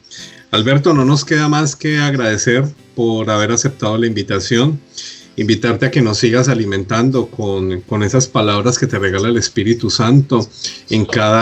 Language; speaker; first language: Spanish; native; Spanish